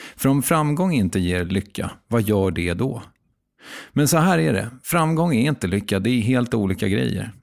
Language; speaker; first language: Swedish; native; Swedish